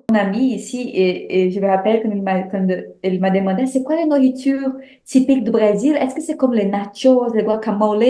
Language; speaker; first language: French; non-native, fluent; Portuguese